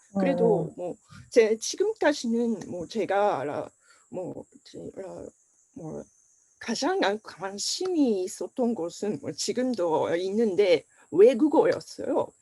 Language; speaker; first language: Korean; non-native, fluent; Japanese